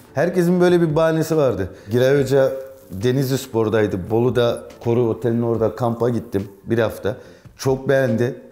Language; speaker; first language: Turkish; early bilingual, heritage; Turkish